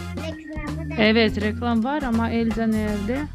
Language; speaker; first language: Turkish; non-native, learner; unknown